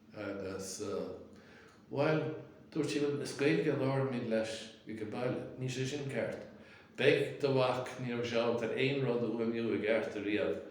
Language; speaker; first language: Irish; native; Irish